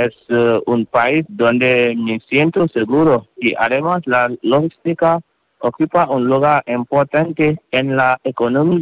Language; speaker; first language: Spanish; non-native, learner; Wolof